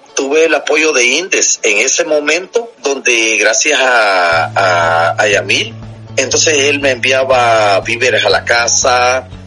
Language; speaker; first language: Spanish; native; Spanish